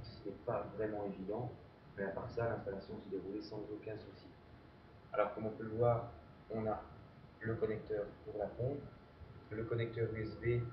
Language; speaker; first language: French; native; French